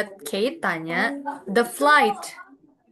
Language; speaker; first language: English; non-native, fluent; Indonesian